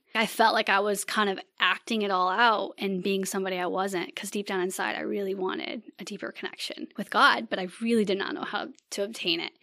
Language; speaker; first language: English; native; English